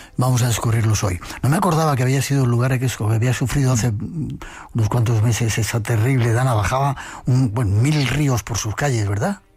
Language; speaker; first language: Spanish; native; Spanish